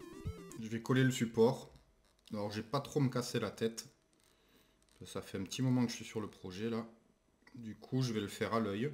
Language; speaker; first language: French; native; French